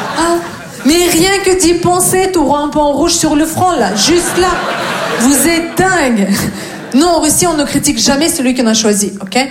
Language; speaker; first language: French; non-native, fluent; Russian